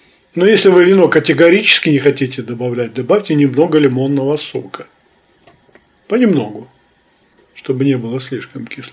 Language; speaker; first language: Russian; native; Russian